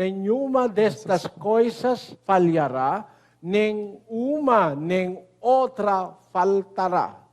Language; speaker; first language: Portuguese; non-native, learner; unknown